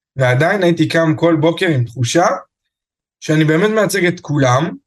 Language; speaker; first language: Hebrew; native; Hebrew